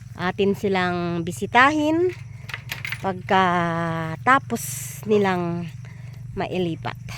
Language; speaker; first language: Filipino; non-native, local second language; Iloko